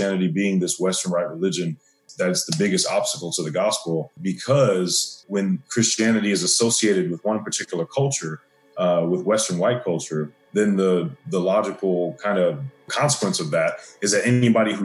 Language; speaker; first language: English; native; English